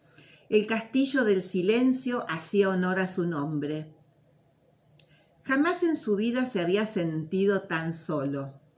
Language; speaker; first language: Spanish; native; Spanish